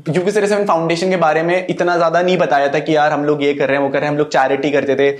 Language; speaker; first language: Hindi; native; Hindi